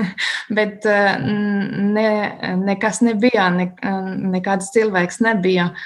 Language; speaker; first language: Latvian; non-native, fluent; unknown